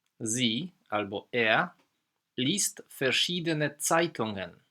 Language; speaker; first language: German; non-native, fluent; Polish